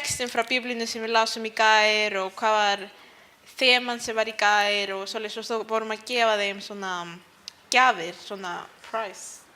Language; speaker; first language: Icelandic; early bilingual, other home language; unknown